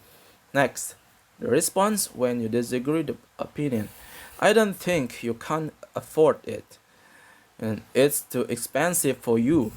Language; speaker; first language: English; non-native, fluent; Indonesian